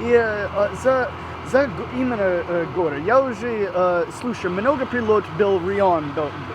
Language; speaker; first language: Russian; non-native, learner; English